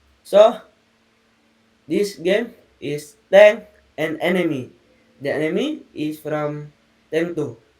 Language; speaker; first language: English; non-native, learner; Indonesian